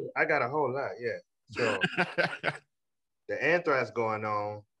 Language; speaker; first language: English; native; English